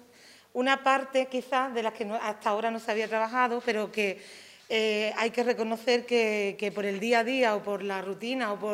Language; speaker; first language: Spanish; native; Spanish